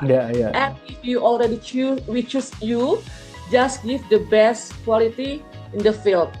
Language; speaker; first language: English; non-native, fluent; Indonesian